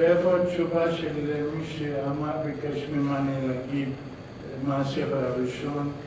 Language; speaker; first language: Hebrew; non-native, fluent; Arabic